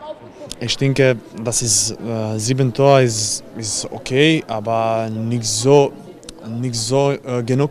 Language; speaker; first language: German; non-native, learner; Serbian